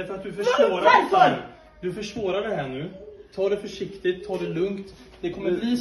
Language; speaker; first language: Swedish; native; Swedish